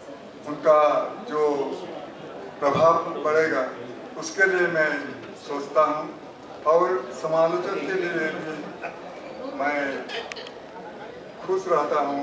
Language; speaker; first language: Hindi; non-native, local second language; Odia